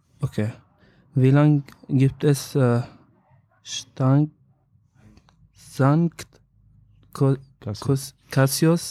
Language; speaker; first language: German; non-native, learner; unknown